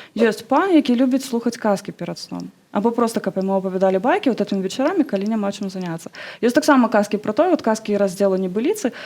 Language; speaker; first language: Belarusian; non-native, local second language; Russian